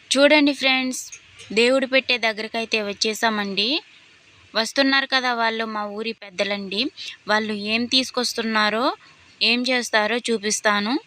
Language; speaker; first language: Telugu; non-native, local second language; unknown